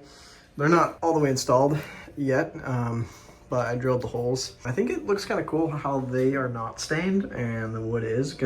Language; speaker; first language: English; native; English